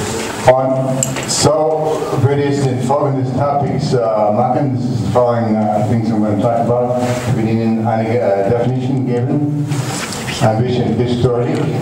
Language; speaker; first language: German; non-native, learner; English